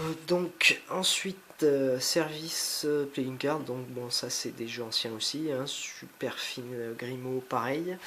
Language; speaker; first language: French; native; French